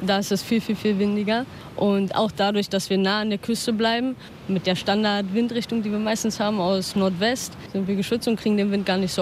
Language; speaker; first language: German; native; German